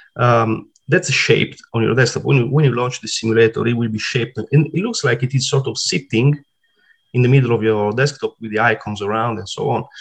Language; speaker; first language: English; non-native, fluent; Italian